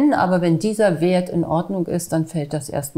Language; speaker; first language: German; native; German